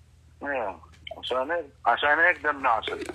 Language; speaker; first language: Arabic; native; Arabic